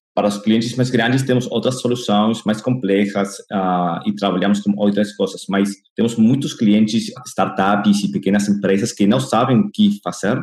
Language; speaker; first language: Portuguese; non-native, fluent; Spanish